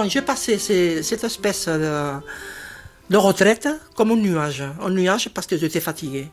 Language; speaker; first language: French; non-native, fluent; Catalan